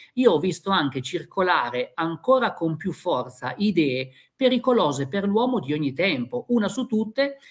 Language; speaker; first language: Italian; native; Italian